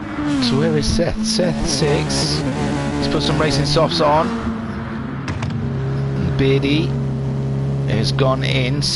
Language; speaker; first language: English; native; English